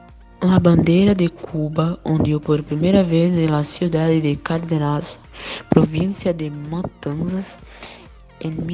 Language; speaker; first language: Spanish; non-native, learner; Portuguese